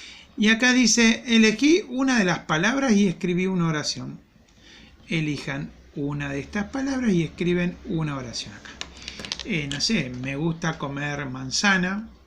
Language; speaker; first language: Spanish; native; Spanish